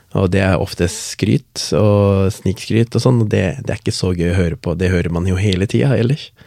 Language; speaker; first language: Norwegian; non-native, local second language; Tamil